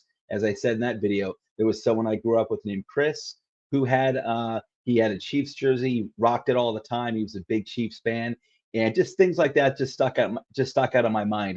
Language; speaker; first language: English; native; English